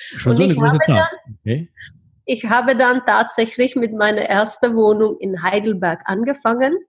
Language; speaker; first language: German; non-native, fluent; Czech